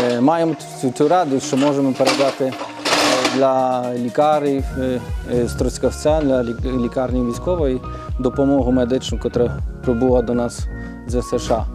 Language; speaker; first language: Ukrainian; non-native, fluent; Polish